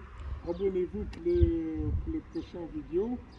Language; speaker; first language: French; non-native, fluent; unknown